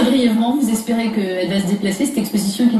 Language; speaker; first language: French; native; French